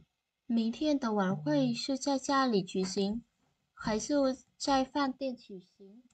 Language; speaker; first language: Chinese; non-native, fluent; Vietnamese